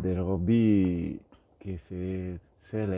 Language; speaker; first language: French; non-native, learner; Spanish